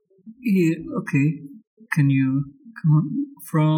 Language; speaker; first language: English; non-native, learner; Indonesian